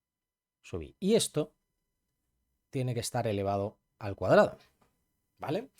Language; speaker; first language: Spanish; native; Spanish